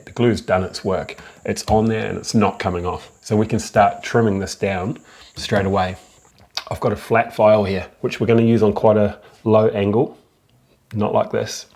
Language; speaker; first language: English; native; English